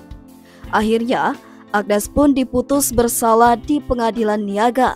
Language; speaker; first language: Indonesian; native; Indonesian